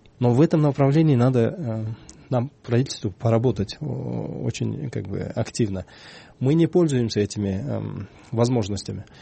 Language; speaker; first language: Russian; non-native, local second language; Kyrgyz